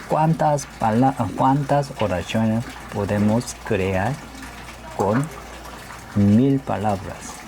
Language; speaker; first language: Spanish; non-native, learner; Korean